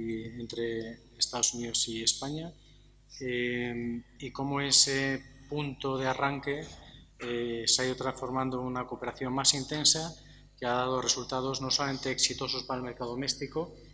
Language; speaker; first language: Spanish; native; Spanish